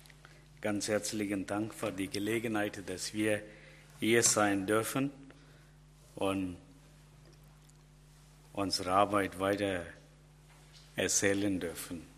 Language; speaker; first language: German; non-native, learner; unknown